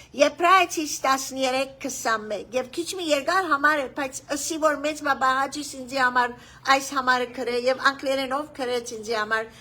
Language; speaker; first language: Armenian; early bilingual, heritage; Armenian